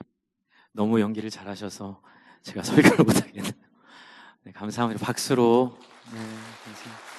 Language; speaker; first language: Korean; native; Korean